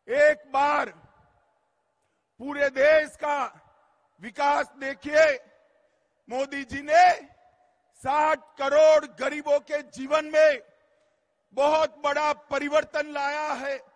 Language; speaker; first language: Hindi; non-native, local second language; Gujarati